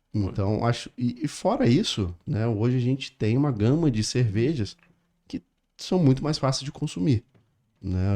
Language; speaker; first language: Portuguese; native; Portuguese